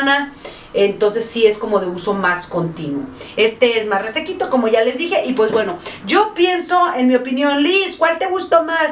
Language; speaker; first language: Spanish; native; Spanish